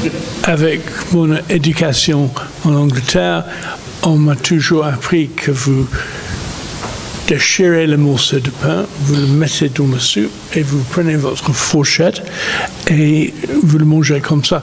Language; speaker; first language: French; non-native, fluent; English